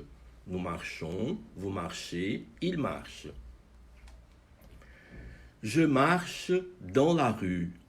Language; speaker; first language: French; non-native, fluent; Portuguese